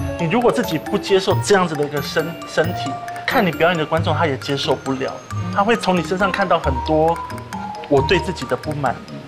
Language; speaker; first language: Chinese; native; Chinese